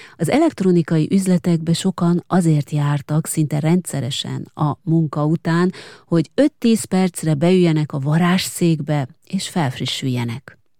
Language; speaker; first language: Hungarian; native; Hungarian